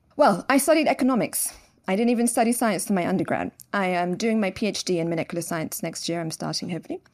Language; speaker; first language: English; native; English